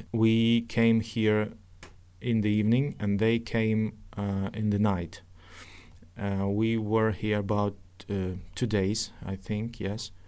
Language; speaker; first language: English; non-native, fluent; Russian